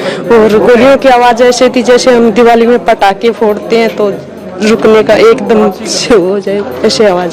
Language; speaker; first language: Hindi; native; Hindi